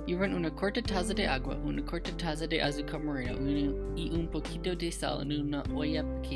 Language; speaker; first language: Spanish; non-native, learner; English